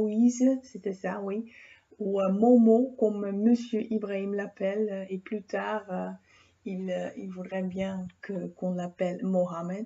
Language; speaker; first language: French; non-native, fluent; Dutch